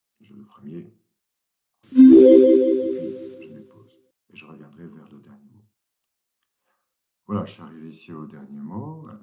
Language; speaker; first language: French; native; French